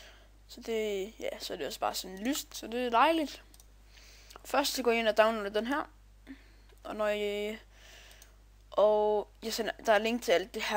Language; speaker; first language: Danish; native; Danish